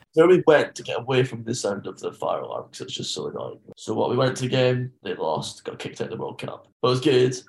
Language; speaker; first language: English; native; English